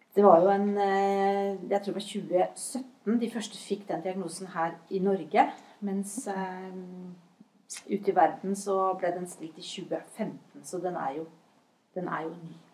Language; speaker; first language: Norwegian; native; Norwegian